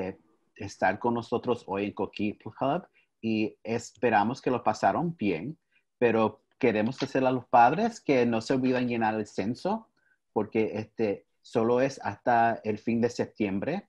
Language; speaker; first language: Spanish; early bilingual, heritage; English